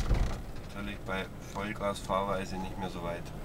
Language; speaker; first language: German; native; German